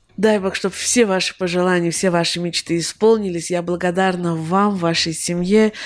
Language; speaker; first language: Russian; non-native, local second language; Armenian